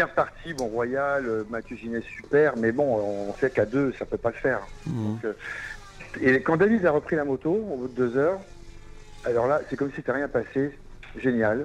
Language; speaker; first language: French; native; French